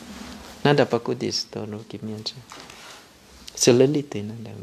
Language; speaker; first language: Russian; non-native, fluent; Thai